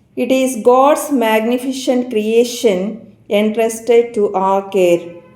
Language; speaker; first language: English; non-native, local second language; Telugu